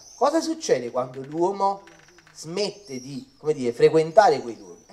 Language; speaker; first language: Italian; native; Italian